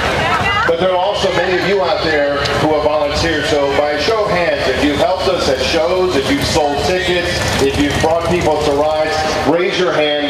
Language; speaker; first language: English; native; English